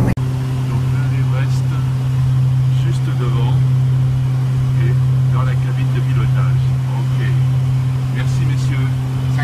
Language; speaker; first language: French; native; French